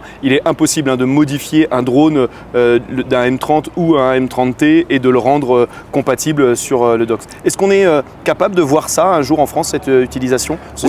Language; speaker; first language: French; native; French